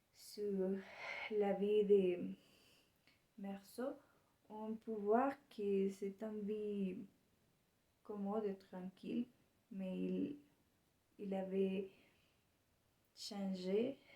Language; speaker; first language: French; non-native, learner; Spanish